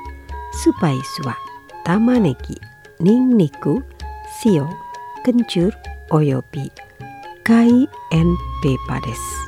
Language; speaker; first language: Japanese; non-native, fluent; Indonesian